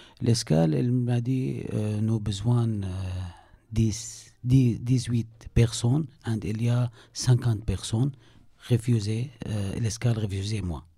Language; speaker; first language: French; non-native, learner; Arabic